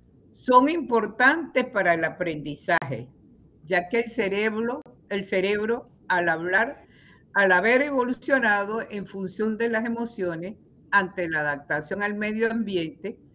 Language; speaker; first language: Spanish; native; Spanish